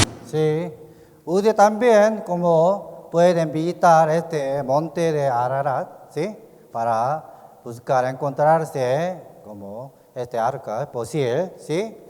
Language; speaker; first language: Spanish; non-native, learner; Korean